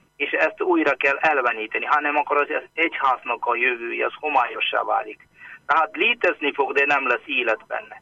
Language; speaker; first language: Hungarian; non-native, fluent; Malayalam